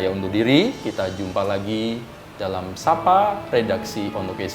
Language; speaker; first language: Indonesian; native; Indonesian